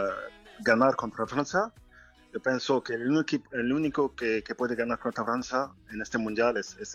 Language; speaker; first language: Spanish; non-native, fluent; French